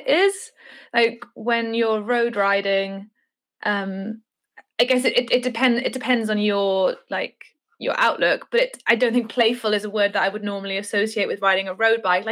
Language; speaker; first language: English; native; English